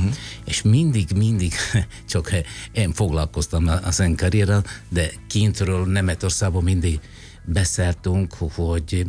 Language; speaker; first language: Hungarian; non-native, fluent; Italian